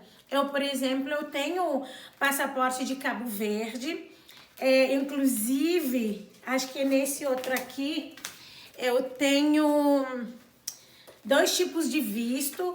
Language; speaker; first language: Portuguese; non-native, local second language; Kabuverdianu